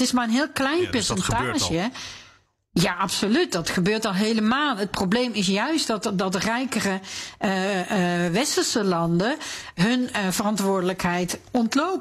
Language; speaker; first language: Dutch; native; Dutch